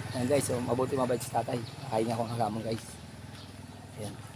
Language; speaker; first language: Filipino; non-native, local second language; Bikol